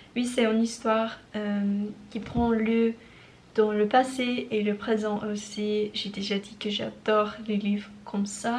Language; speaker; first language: French; non-native, learner; English